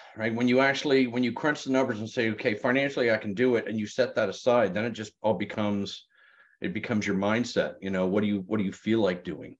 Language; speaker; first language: English; native; English